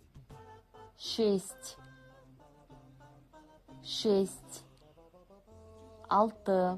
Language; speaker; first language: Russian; non-native, fluent; Kazakh